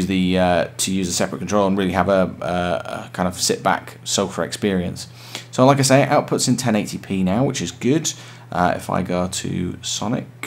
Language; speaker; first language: English; native; English